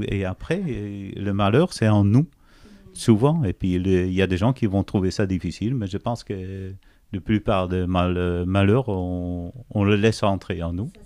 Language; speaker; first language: French; non-native, fluent; Dutch